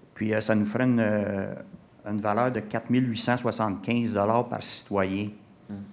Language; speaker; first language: French; native; French